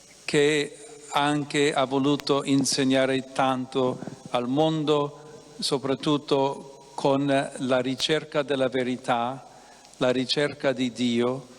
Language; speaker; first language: Italian; non-native, fluent; English